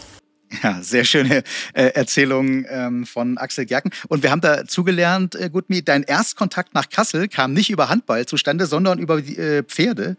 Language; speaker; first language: German; native; German